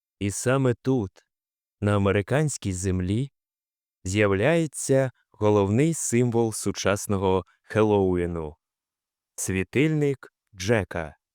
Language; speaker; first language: Ukrainian; native; Ukrainian